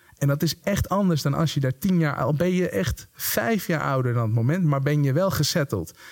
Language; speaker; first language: Dutch; native; Dutch